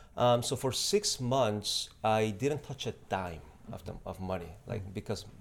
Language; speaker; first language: English; non-native, fluent; Spanish